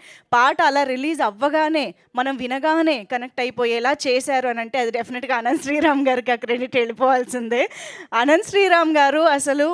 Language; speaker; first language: Telugu; native; Telugu